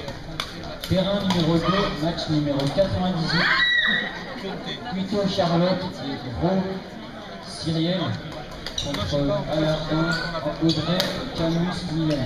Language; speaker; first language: French; native; French